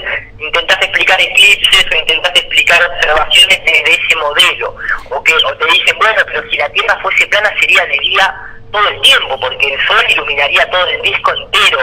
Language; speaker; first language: Spanish; native; Spanish